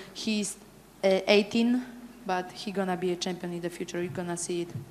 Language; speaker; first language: English; non-native, fluent; Polish